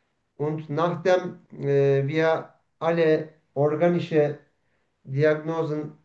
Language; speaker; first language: German; non-native, learner; Turkish